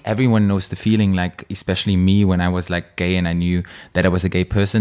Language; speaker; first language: English; non-native, fluent; German